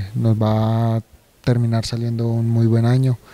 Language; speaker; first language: Spanish; native; Spanish